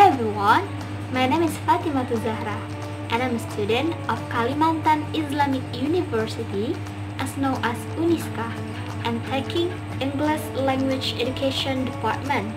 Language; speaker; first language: English; non-native, learner; Indonesian